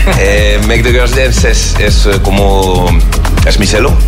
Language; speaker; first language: Spanish; non-native, learner; French